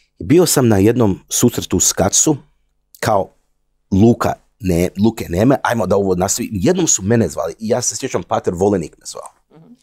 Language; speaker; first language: Croatian; early bilingual, heritage; Croatian